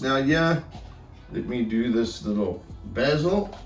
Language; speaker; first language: English; native; English